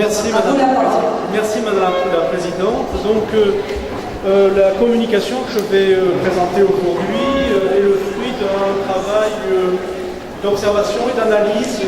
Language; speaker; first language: French; native; French